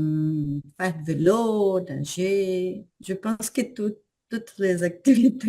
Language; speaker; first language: French; non-native, learner; Portuguese